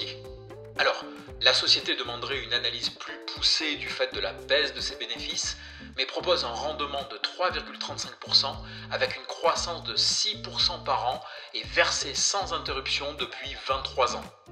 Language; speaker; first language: French; native; French